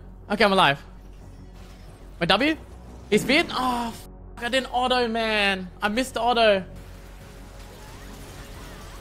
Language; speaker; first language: English; native; English